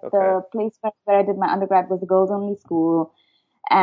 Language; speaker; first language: English; non-native, local second language; Hindi